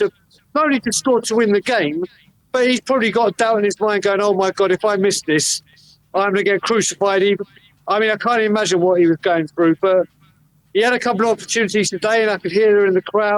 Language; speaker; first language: English; native; English